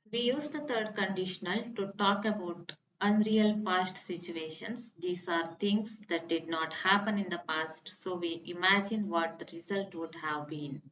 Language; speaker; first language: English; non-native, local second language; Kannada